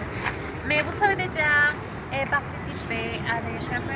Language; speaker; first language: French; non-native, learner; Spanish